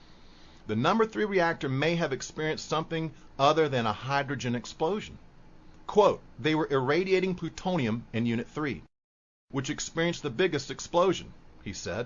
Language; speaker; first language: English; native; English